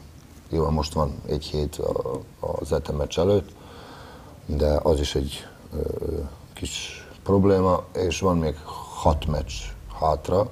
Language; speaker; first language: Hungarian; non-native, fluent; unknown